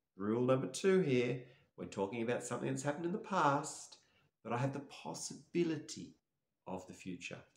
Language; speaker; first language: English; native; English